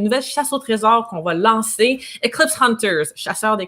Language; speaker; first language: French; native; French